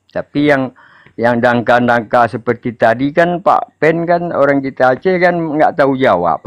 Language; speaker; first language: Indonesian; non-native, local second language; Achinese